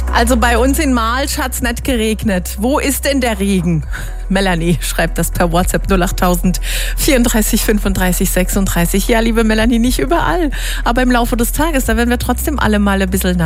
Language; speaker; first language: German; native; German